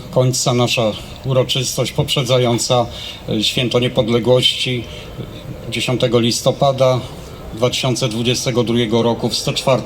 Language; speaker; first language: Polish; native; Polish